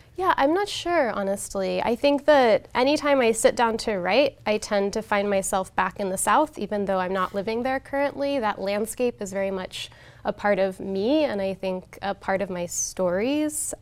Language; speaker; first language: English; native; English